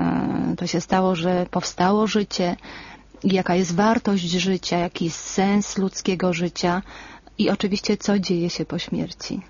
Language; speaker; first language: Polish; native; Polish